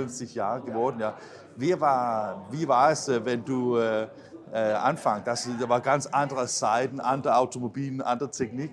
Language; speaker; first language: German; non-native, fluent; Danish